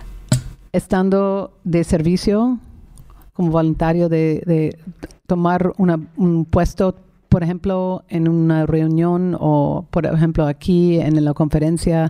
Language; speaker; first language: Spanish; non-native, fluent; English